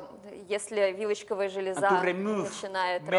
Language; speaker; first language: Russian; native; Russian